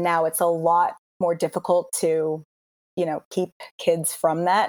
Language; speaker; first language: English; native; English